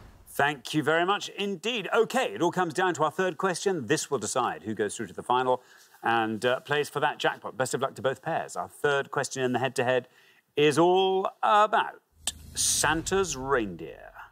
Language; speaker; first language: English; native; English